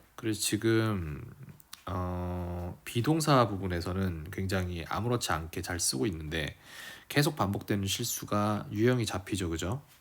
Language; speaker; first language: Korean; native; Korean